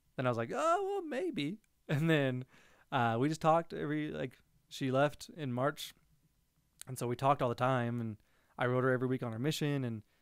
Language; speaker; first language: English; native; English